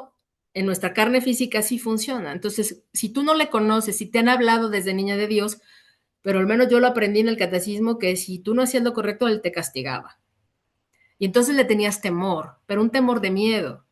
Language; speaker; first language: Spanish; native; Spanish